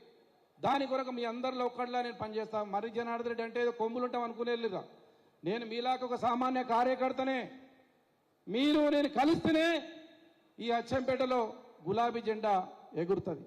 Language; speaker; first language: Telugu; native; Telugu